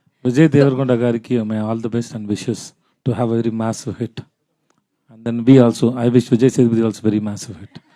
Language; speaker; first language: Telugu; non-native, learner; Tamil